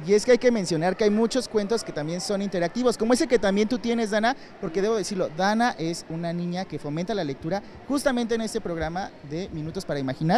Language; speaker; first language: Spanish; native; Spanish